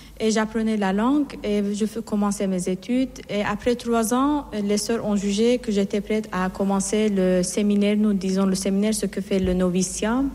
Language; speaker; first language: French; non-native, fluent; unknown